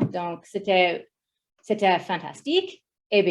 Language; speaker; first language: French; non-native, learner; English